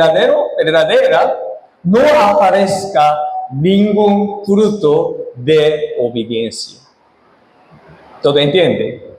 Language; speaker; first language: Spanish; non-native, fluent; Korean